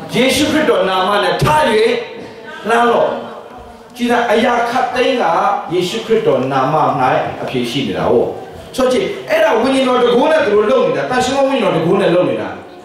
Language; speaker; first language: Burmese; non-native, local second language; Tedim Chin